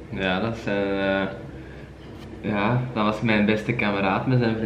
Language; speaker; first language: Dutch; native; Dutch